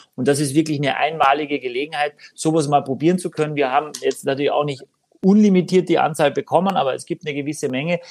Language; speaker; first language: German; native; German